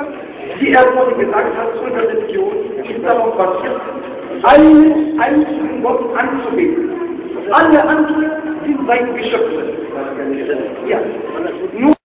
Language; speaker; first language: German; non-native, fluent; Arabic